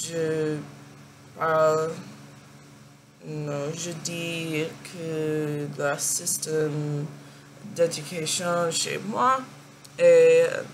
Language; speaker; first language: French; non-native, learner; English